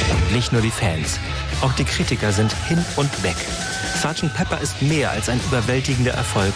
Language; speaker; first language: German; native; German